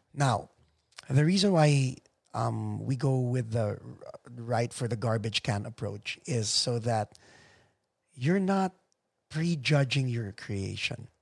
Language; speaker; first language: English; non-native, local second language; Filipino